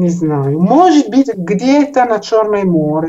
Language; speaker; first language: Russian; non-native, learner; Italian